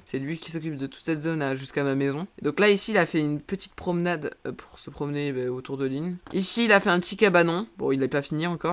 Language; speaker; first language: French; native; French